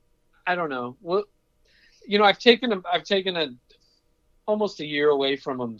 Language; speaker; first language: English; native; English